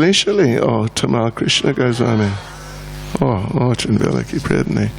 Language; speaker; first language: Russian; non-native, learner; English